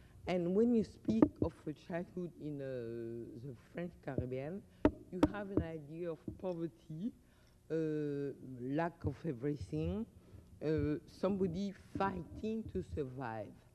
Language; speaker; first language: English; non-native, fluent; French